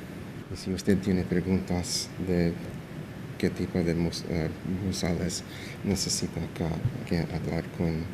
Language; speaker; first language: Spanish; early bilingual, heritage; English